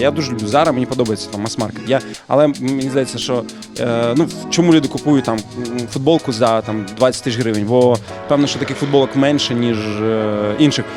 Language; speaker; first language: Ukrainian; native; Ukrainian